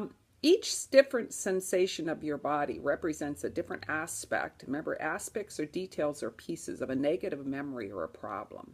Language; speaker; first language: English; native; English